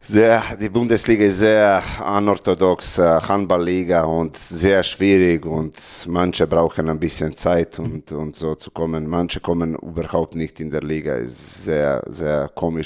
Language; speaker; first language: German; non-native, learner; Serbian